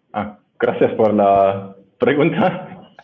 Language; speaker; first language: Spanish; non-native, fluent; German